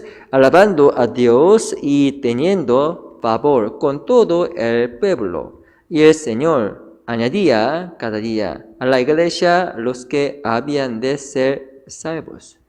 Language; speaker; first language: Spanish; non-native, fluent; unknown